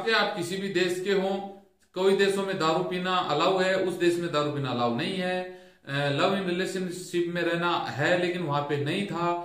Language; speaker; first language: Hindi; native; Hindi